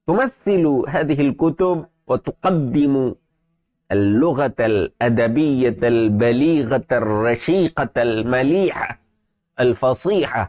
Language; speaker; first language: Arabic; non-native, fluent; Urdu